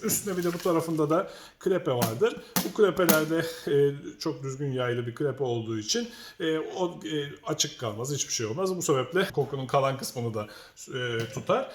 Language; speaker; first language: Turkish; native; Turkish